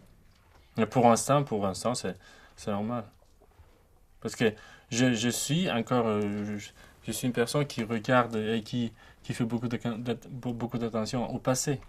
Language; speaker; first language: French; non-native, fluent; Uzbek